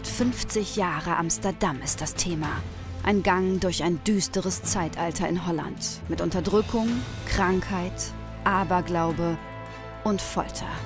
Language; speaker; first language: German; native; German